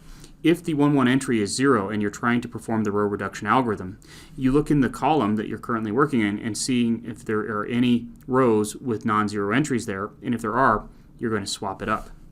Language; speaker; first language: English; native; English